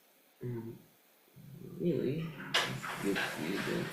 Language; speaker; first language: English; non-native, fluent; Indonesian